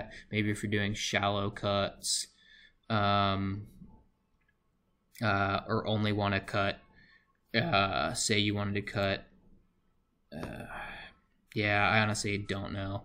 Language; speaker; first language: English; native; English